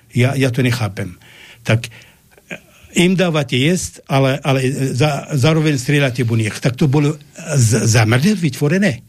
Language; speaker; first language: Slovak; non-native, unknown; Arabic